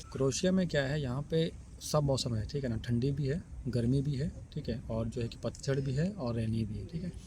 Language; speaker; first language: Hindi; native; Hindi